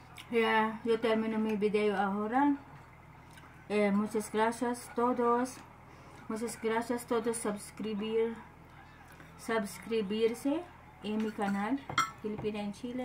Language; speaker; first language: Spanish; non-native, learner; Filipino